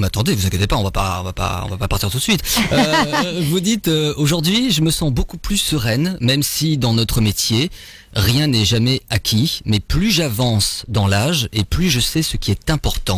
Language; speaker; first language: French; native; French